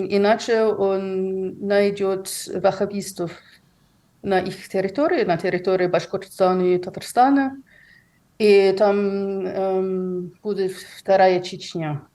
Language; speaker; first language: Russian; non-native, fluent; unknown